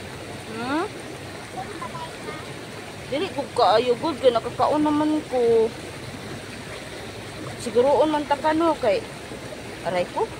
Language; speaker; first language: Filipino; non-native, local second language; Cebuano